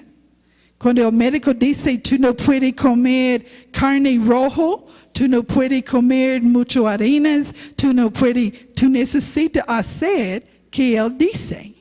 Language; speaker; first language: Spanish; non-native, learner; English